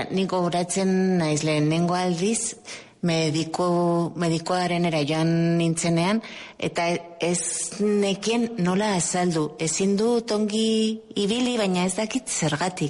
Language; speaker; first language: Basque; non-native, local second language; Spanish